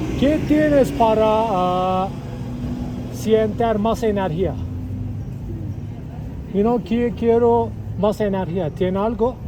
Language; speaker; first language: Spanish; non-native, learner; Turkish